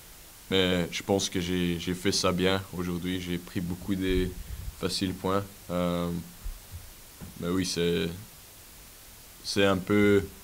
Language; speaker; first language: French; non-native, local second language; Dutch